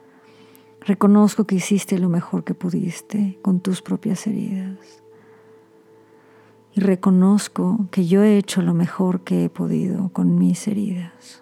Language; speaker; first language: Spanish; native; Spanish